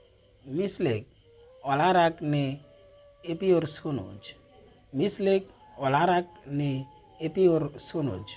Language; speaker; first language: Turkish; non-native, learner; Bangla